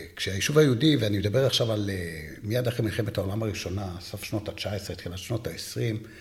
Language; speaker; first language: Hebrew; native; Hebrew